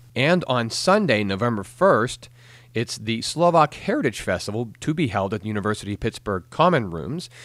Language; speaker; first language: English; native; English